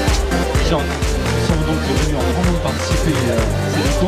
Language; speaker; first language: French; native; French